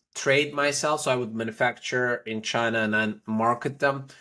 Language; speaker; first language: English; non-native, fluent; Turkish